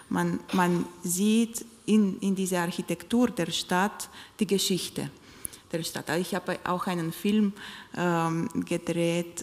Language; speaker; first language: German; non-native, fluent; Romanian